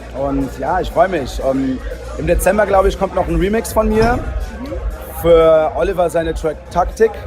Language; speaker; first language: German; early bilingual, heritage; Portuguese